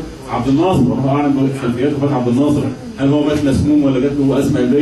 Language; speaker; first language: Arabic; native; Arabic